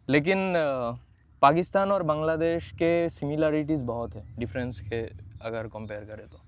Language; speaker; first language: Hindi; non-native, fluent; Bangla